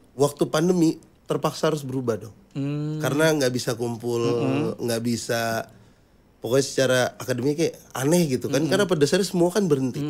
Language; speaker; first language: Indonesian; native; Indonesian